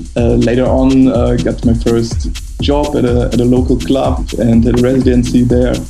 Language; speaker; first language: English; non-native, fluent; German